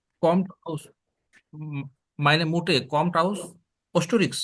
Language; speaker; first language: German; non-native, learner; Bangla